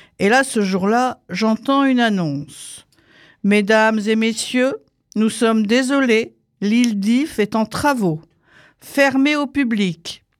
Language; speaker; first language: French; non-native, fluent; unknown